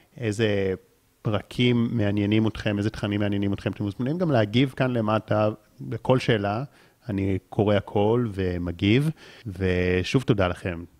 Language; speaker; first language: Hebrew; native; Hebrew